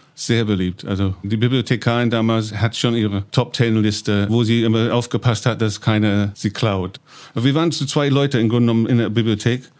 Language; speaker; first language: German; non-native, fluent; English